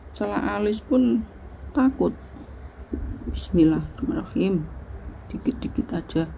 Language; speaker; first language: Indonesian; non-native, local second language; Javanese